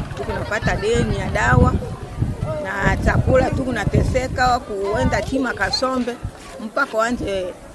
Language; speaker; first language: Swahili; native; Swahili